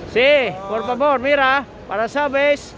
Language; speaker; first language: Spanish; non-native, learner; Filipino